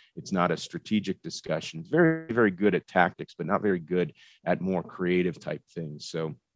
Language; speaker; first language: English; native; English